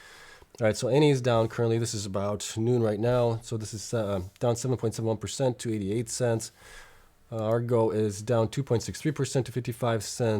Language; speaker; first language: English; native; English